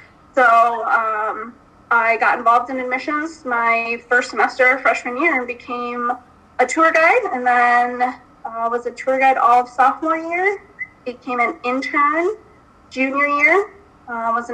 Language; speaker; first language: English; native; English